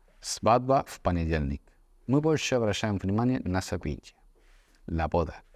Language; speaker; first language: Russian; non-native, fluent; Spanish